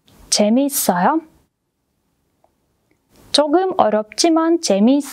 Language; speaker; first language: Korean; non-native, fluent; Russian